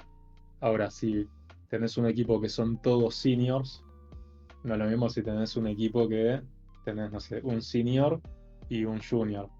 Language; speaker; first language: Spanish; native; Spanish